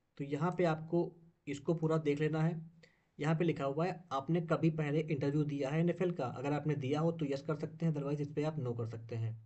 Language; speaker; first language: Hindi; native; Hindi